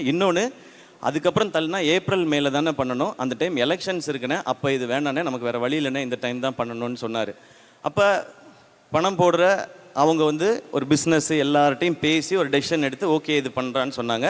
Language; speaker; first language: Tamil; native; Tamil